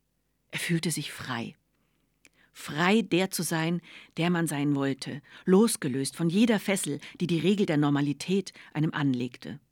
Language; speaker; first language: German; native; German